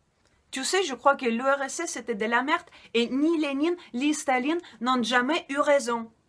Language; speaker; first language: French; non-native, fluent; Russian